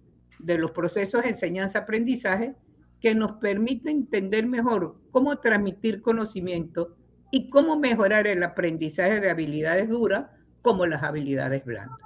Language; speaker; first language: Spanish; native; Spanish